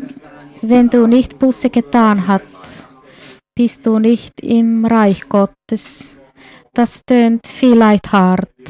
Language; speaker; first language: German; non-native, fluent; Swedish